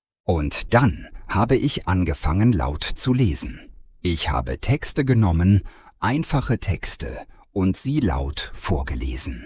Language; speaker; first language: German; non-native, fluent; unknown